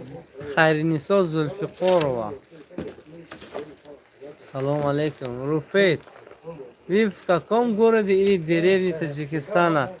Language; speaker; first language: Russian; non-native, local second language; Tajik